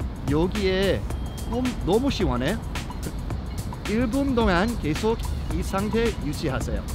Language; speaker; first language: Korean; non-native, fluent; English